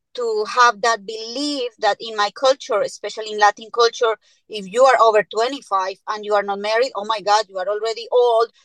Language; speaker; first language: English; non-native, fluent; Spanish